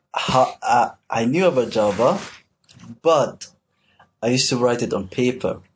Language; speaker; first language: English; non-native, fluent; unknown